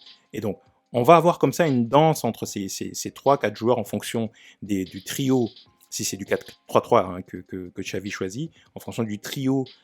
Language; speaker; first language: French; native; French